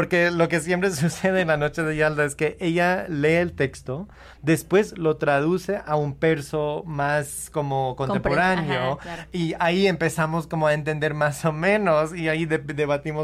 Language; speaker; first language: Spanish; non-native, fluent; English